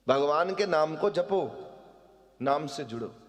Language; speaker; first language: Hindi; non-native, local second language; Punjabi